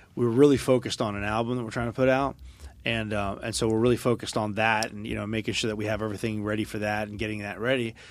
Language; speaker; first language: English; native; English